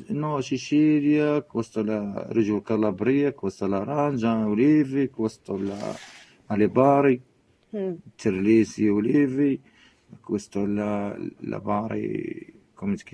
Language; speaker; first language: Italian; non-native, learner; Arabic